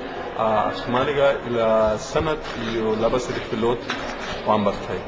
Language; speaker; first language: Somali; non-native, learner; German